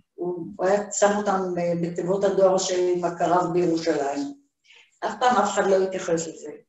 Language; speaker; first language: Hebrew; early bilingual, other home language; Hungarian